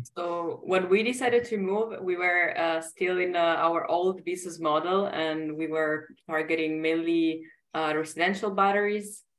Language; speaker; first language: English; non-native, fluent; Italian